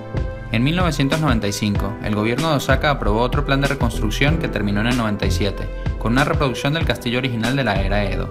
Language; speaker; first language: Spanish; native; Spanish